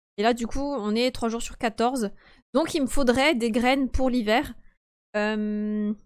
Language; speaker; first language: French; early bilingual, other home language; Polish